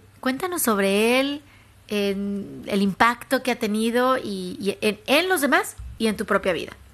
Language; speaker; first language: Spanish; native; Spanish